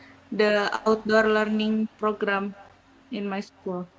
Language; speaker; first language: English; non-native, learner; Indonesian